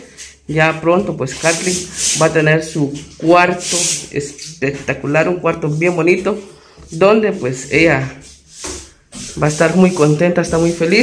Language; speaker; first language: Spanish; native; Spanish